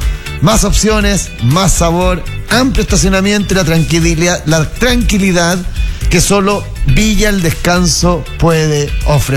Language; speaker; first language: Spanish; native; Spanish